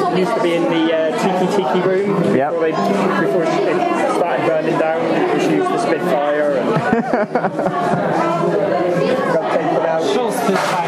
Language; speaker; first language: English; native; English